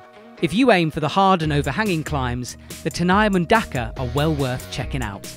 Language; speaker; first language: English; native; English